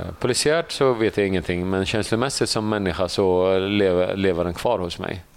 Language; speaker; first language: Swedish; early bilingual, other home language; Assyrian Neo-Aramaic